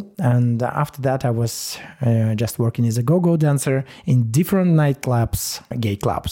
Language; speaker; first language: English; non-native, fluent; Russian